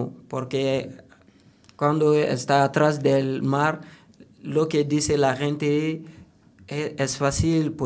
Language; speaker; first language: Spanish; non-native, learner; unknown